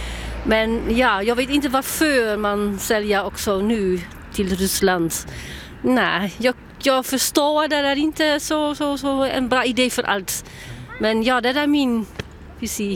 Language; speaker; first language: Swedish; non-native, learner; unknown